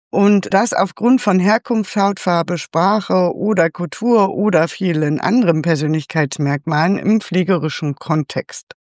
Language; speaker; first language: German; native; German